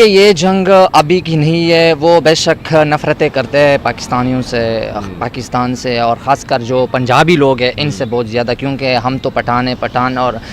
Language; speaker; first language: Hindi; non-native, local second language; Pashto